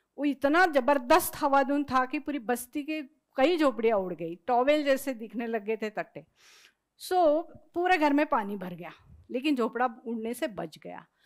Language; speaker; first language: Hindi; non-native, local second language; Marathi